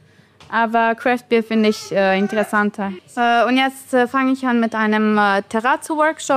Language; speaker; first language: German; non-native, fluent; Bosnian